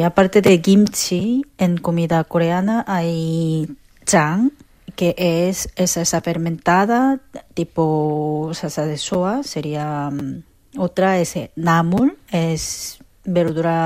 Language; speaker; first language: Spanish; non-native, learner; Korean